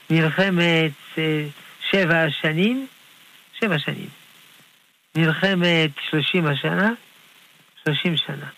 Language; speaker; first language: Hebrew; non-native, fluent; French